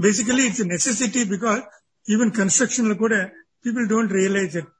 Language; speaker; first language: English; non-native, local second language; Tamil